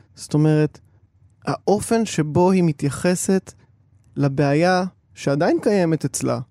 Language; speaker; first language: Hebrew; native; Hebrew